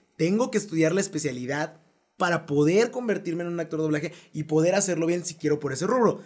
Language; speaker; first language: Spanish; native; Spanish